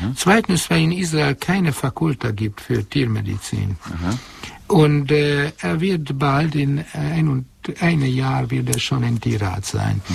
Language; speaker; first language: German; non-native, fluent; Hungarian